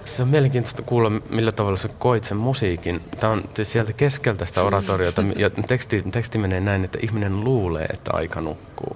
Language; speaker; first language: Finnish; native; Finnish